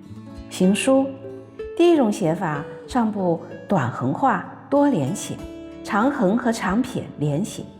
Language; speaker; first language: Chinese; native; Chinese